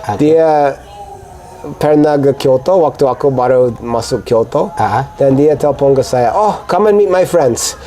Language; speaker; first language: Indonesian; non-native, fluent; English